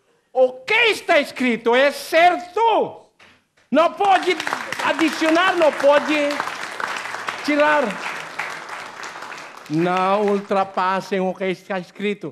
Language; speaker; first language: Portuguese; non-native, learner; Filipino